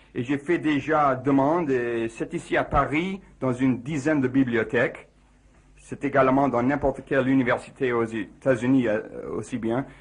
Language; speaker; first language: French; non-native, fluent; English